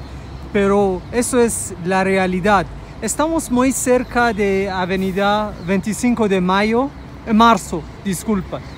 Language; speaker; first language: Spanish; non-native, fluent; Portuguese